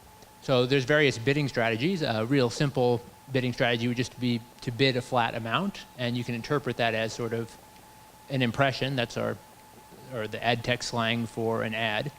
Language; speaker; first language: English; native; English